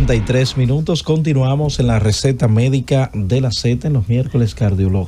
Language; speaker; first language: Spanish; native; Spanish